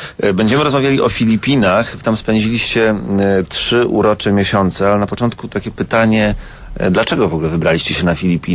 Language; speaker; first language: Polish; native; Polish